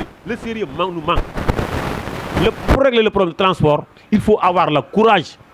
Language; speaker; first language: French; non-native, local second language; Wolof